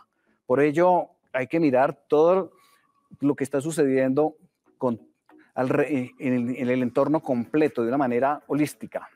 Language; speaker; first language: Spanish; native; Spanish